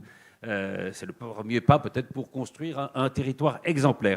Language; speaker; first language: French; native; French